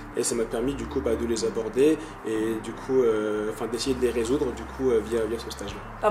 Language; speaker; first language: French; native; French